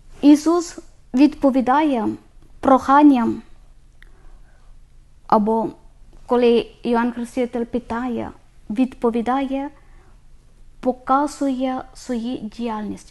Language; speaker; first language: Ukrainian; non-native, learner; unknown